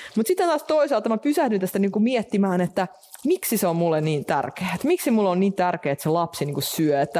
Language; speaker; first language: Finnish; non-native, fluent; Russian